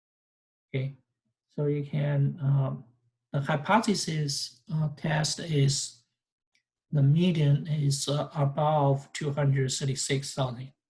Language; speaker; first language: English; non-native, fluent; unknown